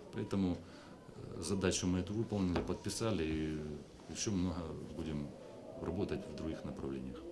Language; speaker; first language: Russian; native; Russian